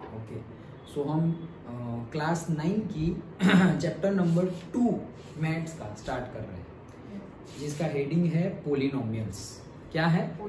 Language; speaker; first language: Hindi; non-native, local second language; Gujarati